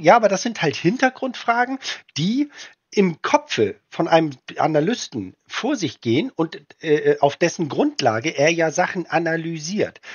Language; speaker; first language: German; native; German